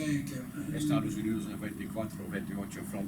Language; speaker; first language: Spanish; non-native, learner; Dutch